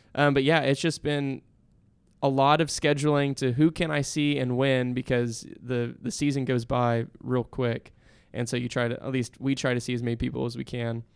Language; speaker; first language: English; native; English